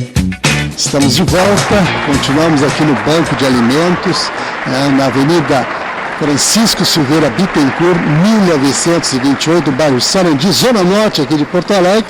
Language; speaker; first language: Portuguese; native; Portuguese